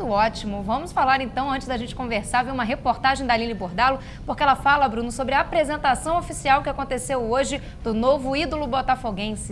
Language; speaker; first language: Portuguese; native; Portuguese